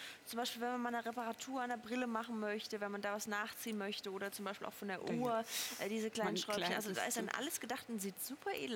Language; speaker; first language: German; native; German